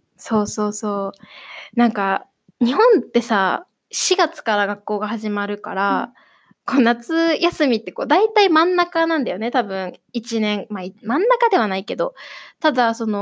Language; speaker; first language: Japanese; native; Japanese